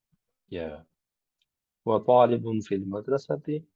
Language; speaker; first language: Arabic; non-native, learner; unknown